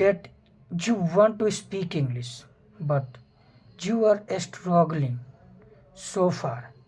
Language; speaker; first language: English; non-native, fluent; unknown